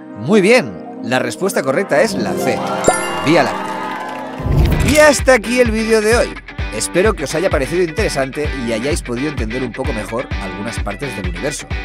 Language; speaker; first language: Spanish; native; Spanish